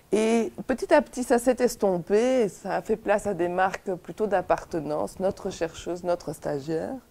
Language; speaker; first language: French; native; French